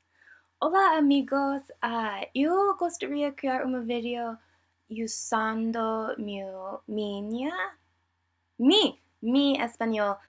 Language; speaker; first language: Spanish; non-native, learner; English